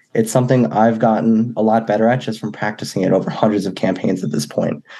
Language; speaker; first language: English; native; English